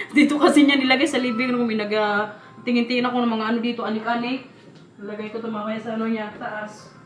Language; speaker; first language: Filipino; non-native, local second language; Waray